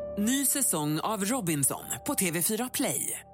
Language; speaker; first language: Swedish; native; Swedish